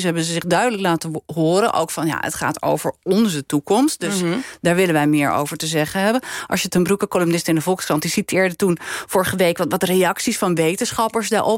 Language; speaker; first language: Dutch; native; Dutch